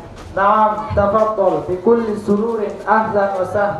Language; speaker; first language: Arabic; non-native, learner; Bangla